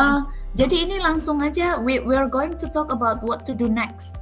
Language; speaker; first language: Indonesian; native; Indonesian